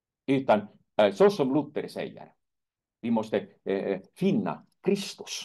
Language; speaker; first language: Swedish; non-native, fluent; Finnish